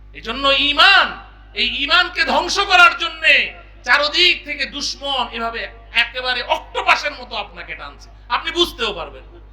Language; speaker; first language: Bangla; native; Bangla